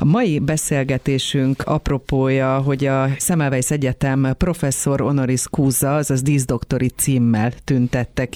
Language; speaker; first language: Hungarian; native; Hungarian